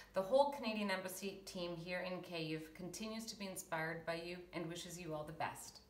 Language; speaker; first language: English; early bilingual, other home language; Ukrainian